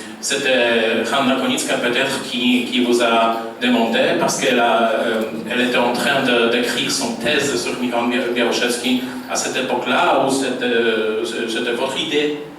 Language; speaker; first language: French; non-native, fluent; Polish